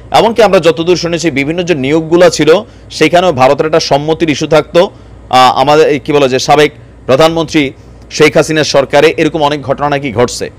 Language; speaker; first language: Bangla; native; Bangla